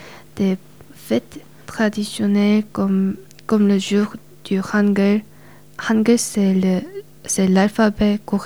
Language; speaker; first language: French; non-native, learner; Korean